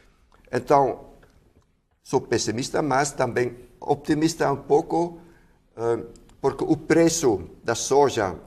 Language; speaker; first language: Portuguese; non-native, fluent; Dutch